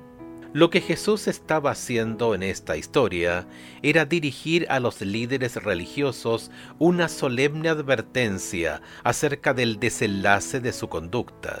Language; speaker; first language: Spanish; native; Spanish